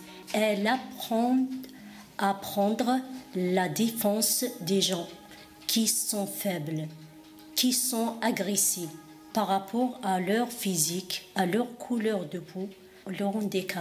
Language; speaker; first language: French; non-native, fluent; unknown